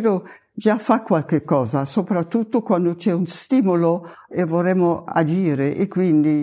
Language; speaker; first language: Italian; non-native, fluent; German